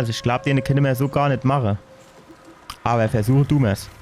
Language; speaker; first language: German; native; German